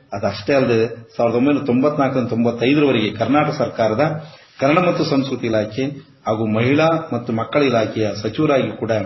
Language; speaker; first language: Kannada; native; Kannada